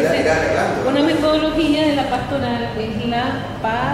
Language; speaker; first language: Spanish; native; Spanish